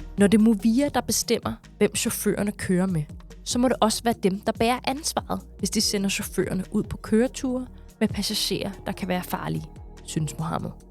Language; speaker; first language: Danish; native; Danish